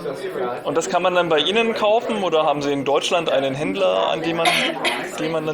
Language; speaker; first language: German; native; German